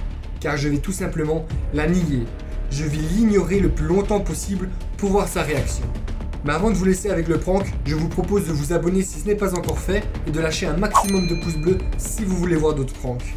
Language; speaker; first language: French; native; French